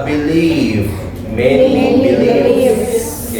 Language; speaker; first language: English; non-native, fluent; Indonesian